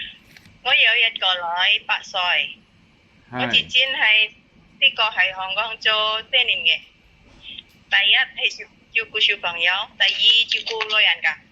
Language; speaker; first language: Cantonese; non-native, learner; Indonesian